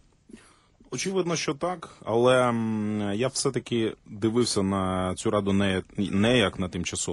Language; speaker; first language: Ukrainian; native; Ukrainian